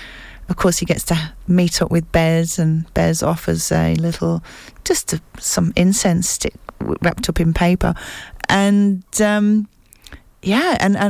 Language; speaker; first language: English; native; English